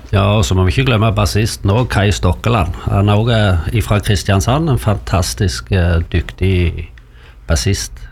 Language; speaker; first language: Norwegian; native; Norwegian